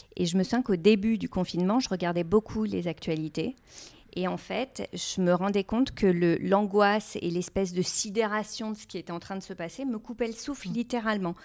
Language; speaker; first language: French; native; French